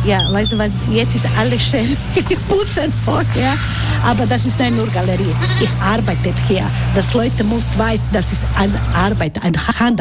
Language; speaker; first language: German; non-native, learner; Croatian